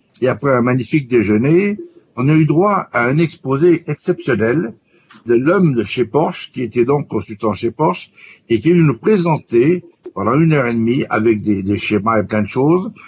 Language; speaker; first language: French; native; French